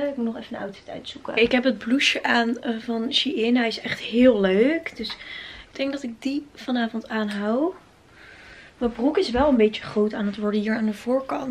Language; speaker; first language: Dutch; native; Dutch